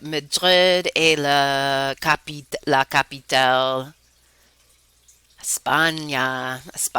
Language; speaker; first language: French; non-native, fluent; English